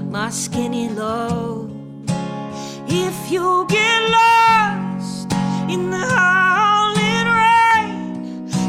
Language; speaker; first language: English; native; English